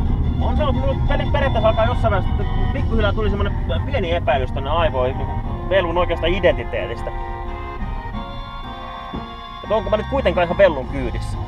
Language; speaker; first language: Finnish; native; Finnish